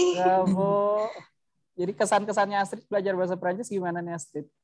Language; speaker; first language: Indonesian; native; Indonesian